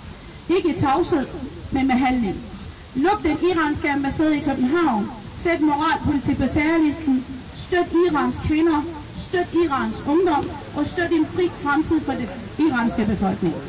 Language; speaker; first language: Danish; non-native, fluent; Persian